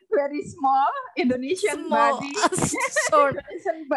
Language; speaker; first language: English; non-native, learner; Indonesian